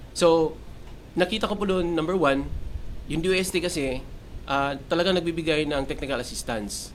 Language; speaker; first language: Filipino; non-native, local second language; Cebuano